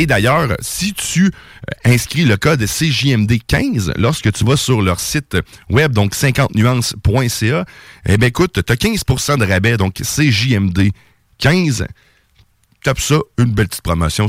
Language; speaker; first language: French; native; French